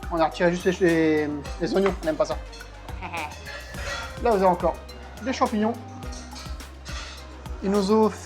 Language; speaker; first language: French; native; French